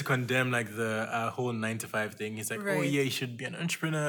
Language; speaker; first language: English; non-native, local second language; Yoruba